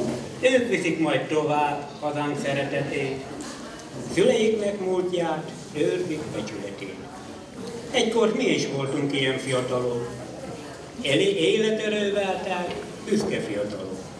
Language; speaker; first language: Hungarian; native; Hungarian